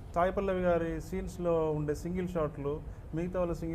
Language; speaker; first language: Telugu; native; Telugu